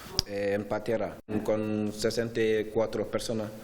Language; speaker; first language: Spanish; non-native, learner; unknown